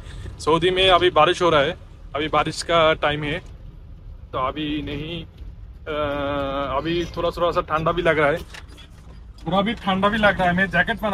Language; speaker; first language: Hindi; non-native, learner; Bangla